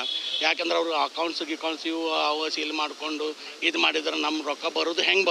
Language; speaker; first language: Kannada; native; Kannada